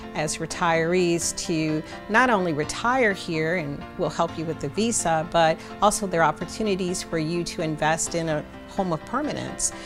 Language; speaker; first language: English; native; English